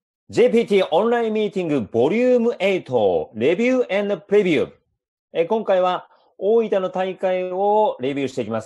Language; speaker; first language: Japanese; native; Japanese